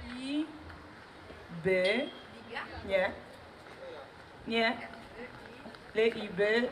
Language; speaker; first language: Polish; non-native, fluent; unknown